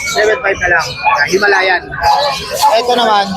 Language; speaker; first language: Filipino; native; Filipino